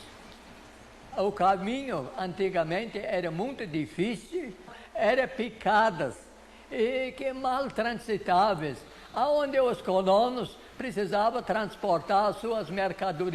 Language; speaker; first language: Portuguese; non-native, local second language; Low German